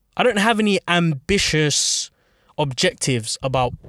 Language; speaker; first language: English; native; English